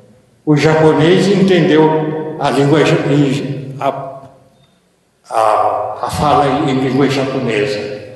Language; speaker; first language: Portuguese; early bilingual, other home language; Japanese